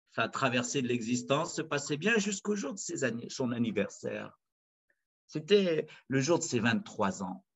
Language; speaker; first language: French; native; French